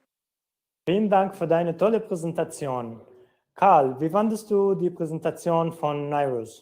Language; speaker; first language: German; non-native, fluent; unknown